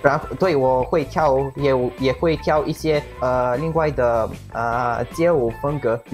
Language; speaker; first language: Chinese; non-native, fluent; Bulgarian